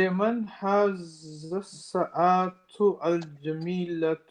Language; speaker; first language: Arabic; non-native, learner; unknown